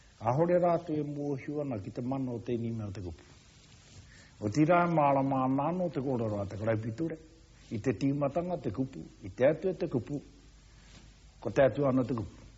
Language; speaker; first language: Māori; native; Māori